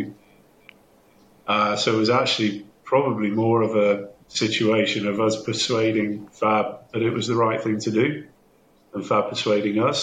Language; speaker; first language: English; native; English